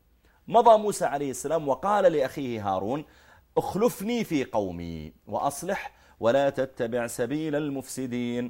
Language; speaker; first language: Arabic; native; Arabic